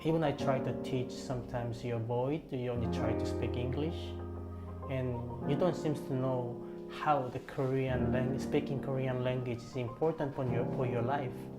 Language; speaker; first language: English; non-native, fluent; Korean